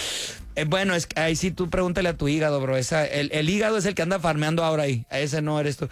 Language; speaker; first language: Spanish; native; Spanish